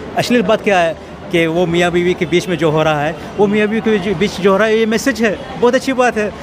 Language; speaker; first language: Hindi; non-native, fluent; Arabic